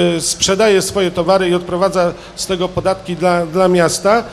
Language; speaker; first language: Polish; native; Polish